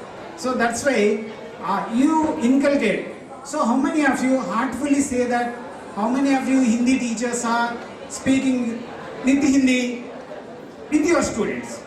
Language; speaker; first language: Hindi; non-native, local second language; Telugu